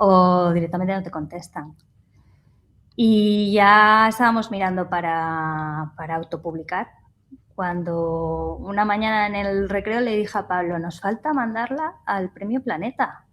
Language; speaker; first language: Spanish; native; Spanish